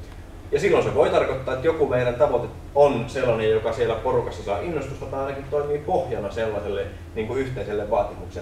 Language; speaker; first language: Finnish; native; Finnish